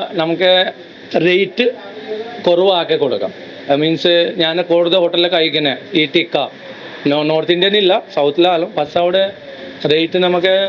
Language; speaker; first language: Malayalam; non-native, local second language; Hindi